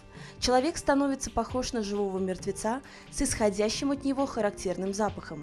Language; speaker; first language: Russian; native; Russian